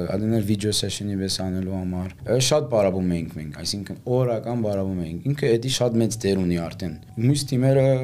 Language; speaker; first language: Armenian; early bilingual, heritage; Armenian